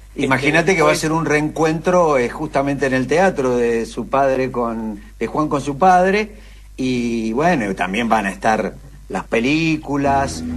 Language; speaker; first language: Spanish; native; Spanish